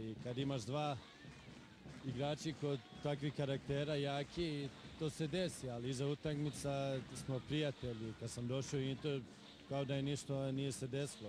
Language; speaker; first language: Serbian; early bilingual, heritage; Swedish